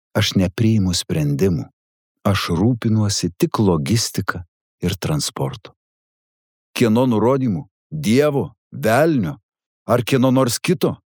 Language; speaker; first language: Lithuanian; native; Lithuanian